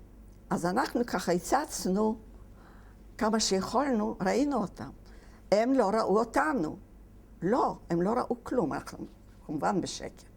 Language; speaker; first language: Hebrew; non-native, fluent; Polish